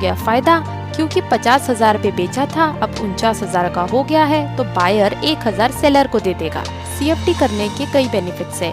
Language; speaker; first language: Hindi; native; Hindi